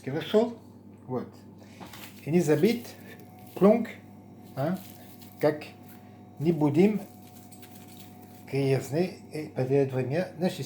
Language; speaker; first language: Russian; non-native, learner; French